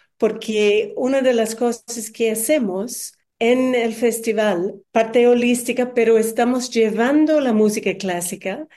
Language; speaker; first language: Spanish; non-native, learner; English